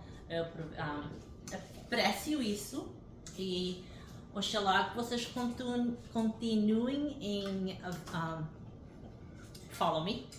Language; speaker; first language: Portuguese; early bilingual, heritage; English